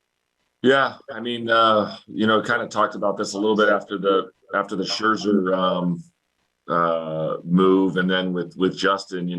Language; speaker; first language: English; native; English